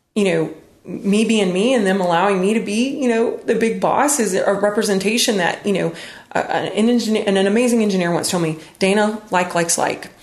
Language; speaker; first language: English; native; English